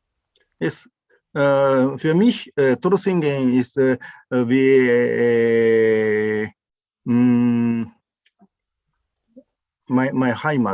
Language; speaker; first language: German; non-native, learner; Japanese